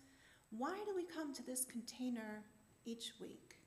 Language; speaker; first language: English; native; English